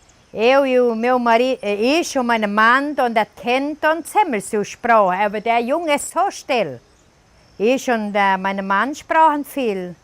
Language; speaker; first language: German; early bilingual, heritage; German